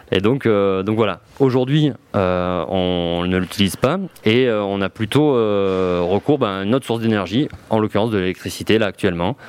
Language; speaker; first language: French; native; French